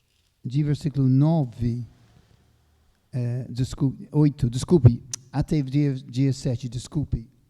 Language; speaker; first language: Portuguese; non-native, fluent; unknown